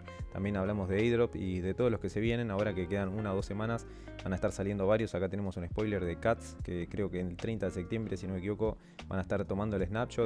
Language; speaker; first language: Spanish; native; Spanish